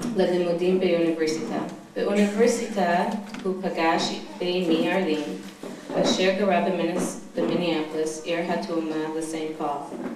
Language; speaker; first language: Hebrew; non-native, fluent; English